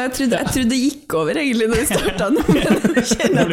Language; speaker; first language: Norwegian; native; Norwegian